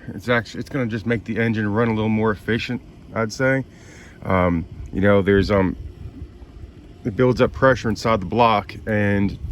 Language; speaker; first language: English; native; English